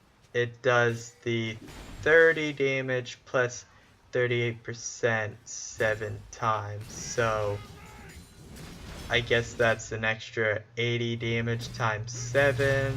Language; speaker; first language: English; native; English